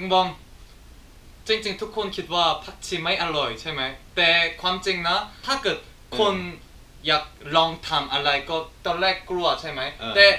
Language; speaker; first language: Thai; non-native, learner; Korean